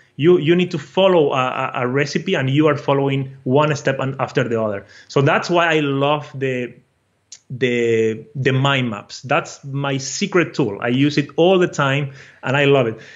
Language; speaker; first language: English; non-native, fluent; Portuguese